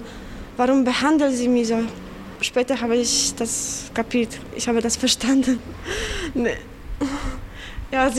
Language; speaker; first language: German; non-native, fluent; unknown